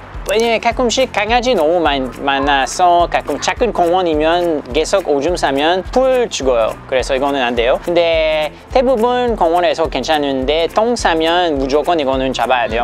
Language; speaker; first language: Korean; non-native, learner; English